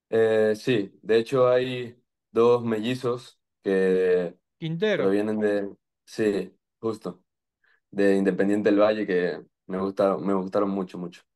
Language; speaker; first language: Spanish; native; Spanish